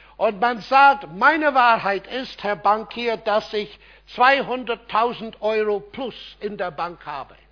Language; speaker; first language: German; non-native, fluent; English